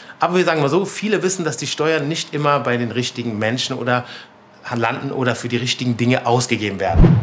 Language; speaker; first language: German; native; German